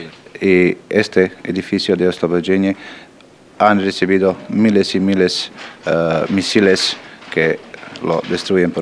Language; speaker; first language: Spanish; non-native, learner; Bosnian